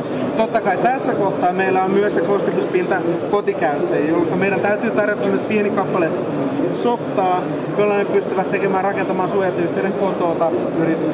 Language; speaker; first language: Finnish; native; Finnish